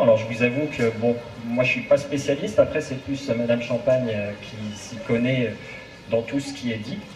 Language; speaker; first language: French; native; French